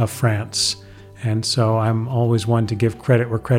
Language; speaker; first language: English; native; English